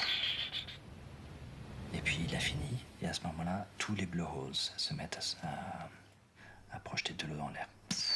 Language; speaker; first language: French; native; French